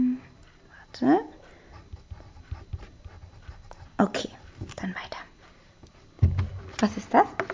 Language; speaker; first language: German; native; German